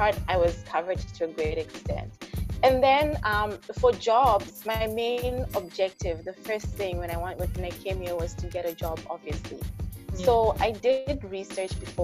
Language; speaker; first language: English; non-native, local second language; Shona